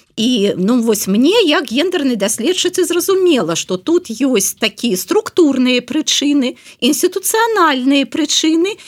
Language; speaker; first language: Belarusian; non-native, local second language; Russian